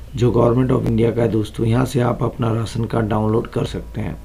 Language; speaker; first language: Hindi; non-native, local second language; Bangla